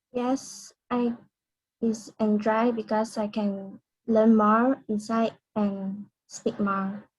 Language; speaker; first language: English; non-native, learner; Chinese